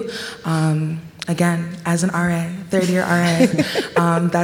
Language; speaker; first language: English; native; English